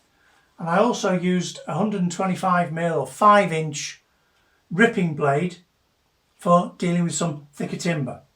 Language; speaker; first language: English; native; English